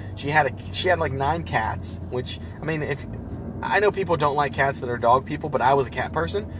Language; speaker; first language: English; early bilingual, other home language; Spanish